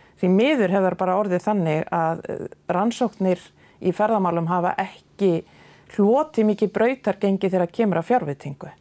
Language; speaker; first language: Icelandic; native; Icelandic